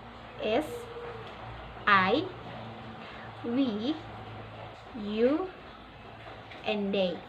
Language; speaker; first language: English; non-native, learner; Indonesian